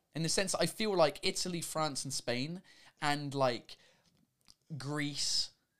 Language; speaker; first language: English; native; English